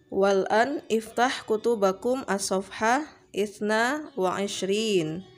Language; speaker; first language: Arabic; non-native, fluent; Indonesian